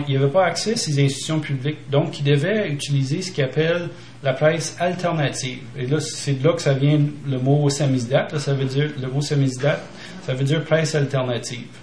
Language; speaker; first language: French; native; French